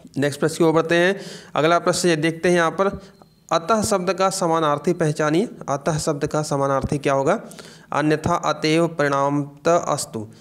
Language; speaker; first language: Hindi; native; Hindi